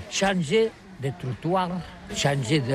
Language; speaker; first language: French; non-native, learner; Catalan